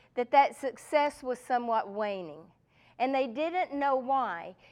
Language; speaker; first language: English; native; English